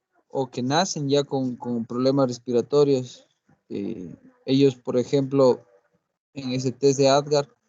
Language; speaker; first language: Spanish; native; Spanish